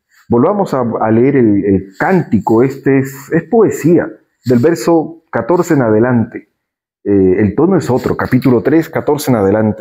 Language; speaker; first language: Spanish; native; Spanish